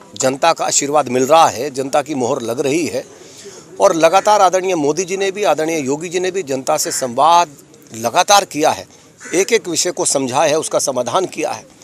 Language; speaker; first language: Hindi; native; Hindi